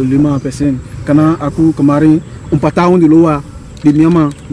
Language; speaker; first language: Indonesian; non-native, learner; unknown